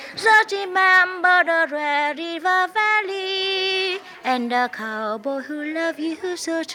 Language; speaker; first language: English; non-native, learner; Vietnamese